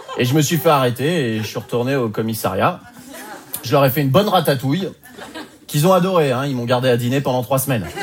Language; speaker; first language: French; native; French